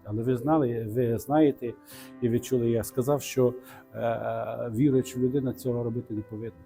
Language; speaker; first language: Ukrainian; non-native, local second language; Russian